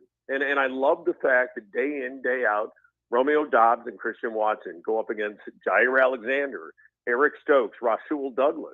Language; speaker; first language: English; native; English